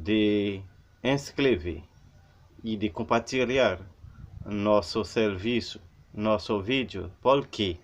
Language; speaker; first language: Portuguese; non-native, learner; Haitian Creole